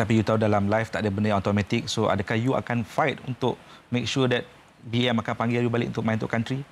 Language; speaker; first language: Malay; native; Malay